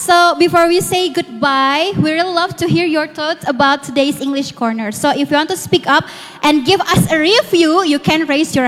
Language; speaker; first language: English; non-native, fluent; Indonesian